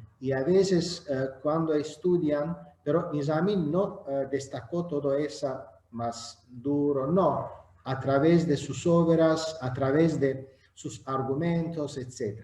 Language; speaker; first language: Spanish; non-native, fluent; Azerbaijani